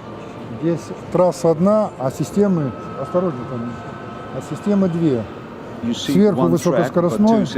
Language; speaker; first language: Russian; native; Russian